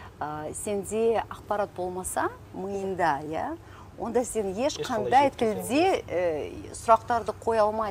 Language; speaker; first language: Kazakh; non-native, local second language; Russian